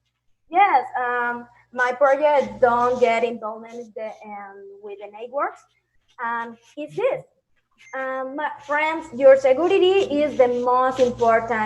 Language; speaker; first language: English; non-native, learner; Spanish